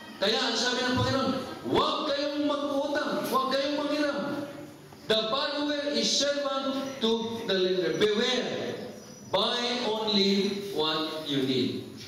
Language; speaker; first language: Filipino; non-native, local second language; Cebuano